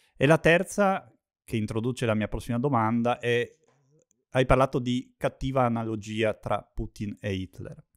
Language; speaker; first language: Italian; native; Italian